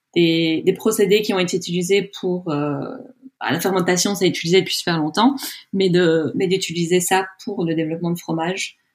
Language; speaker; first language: French; native; French